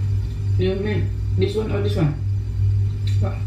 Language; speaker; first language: English; non-native, local second language; Indonesian